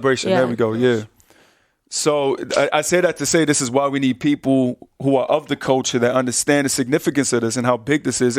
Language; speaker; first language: English; native; English